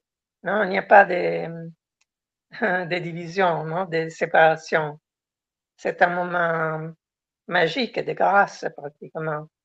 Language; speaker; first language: French; non-native, fluent; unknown